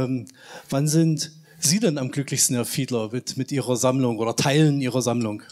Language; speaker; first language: German; native; German